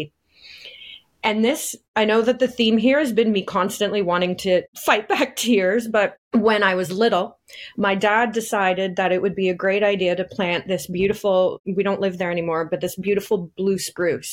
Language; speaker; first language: English; native; English